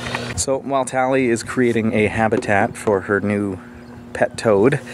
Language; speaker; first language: English; native; English